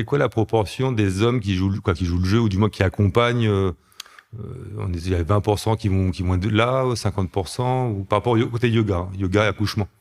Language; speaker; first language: French; native; French